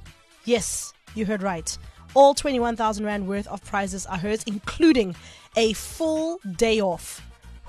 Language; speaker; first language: English; native; English